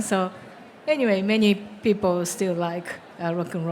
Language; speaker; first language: English; non-native, learner; Japanese